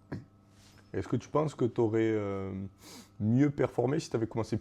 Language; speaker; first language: French; native; French